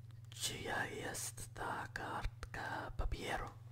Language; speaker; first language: Polish; non-native, learner; English